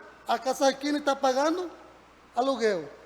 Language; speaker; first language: Portuguese; non-native, learner; Spanish